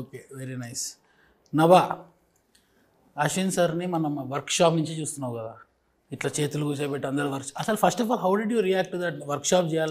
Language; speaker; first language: Telugu; native; Telugu